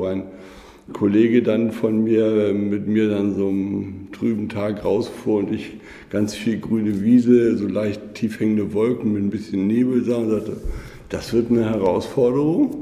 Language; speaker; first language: German; native; German